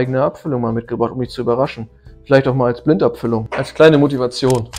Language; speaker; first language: German; native; German